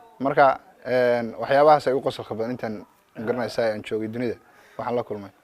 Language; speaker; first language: Somali; native; Somali